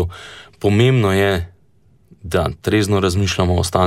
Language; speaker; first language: Slovenian; native; Slovenian